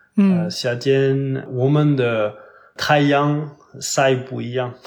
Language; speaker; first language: Chinese; non-native, learner; French